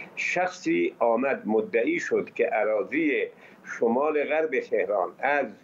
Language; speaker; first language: Persian; native; Persian